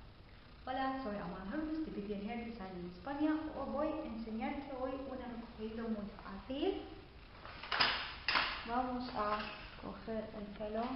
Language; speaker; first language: Spanish; non-native, fluent; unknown